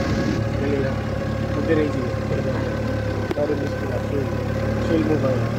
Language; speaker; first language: Arabic; non-native, learner; Filipino